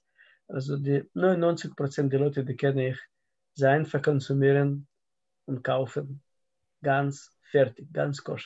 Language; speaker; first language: German; non-native, fluent; Russian